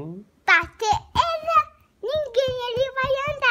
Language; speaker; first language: Portuguese; early bilingual, other home language; Persian